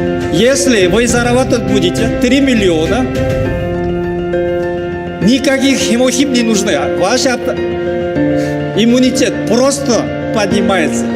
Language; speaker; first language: Russian; non-native, learner; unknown